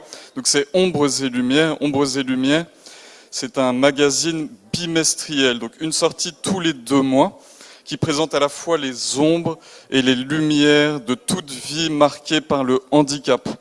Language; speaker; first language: French; native; French